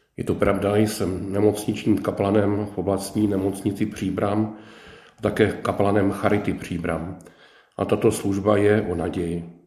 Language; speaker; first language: Czech; native; Czech